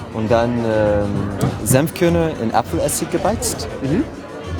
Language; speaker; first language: German; non-native, learner; French